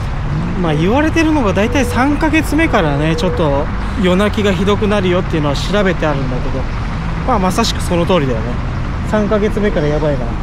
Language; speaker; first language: Japanese; native; Japanese